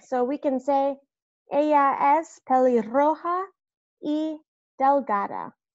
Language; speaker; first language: Spanish; non-native, fluent; English